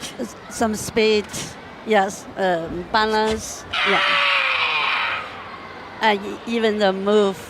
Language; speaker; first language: English; non-native, learner; Chinese